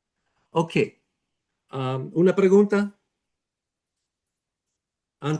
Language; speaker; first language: Spanish; non-native, fluent; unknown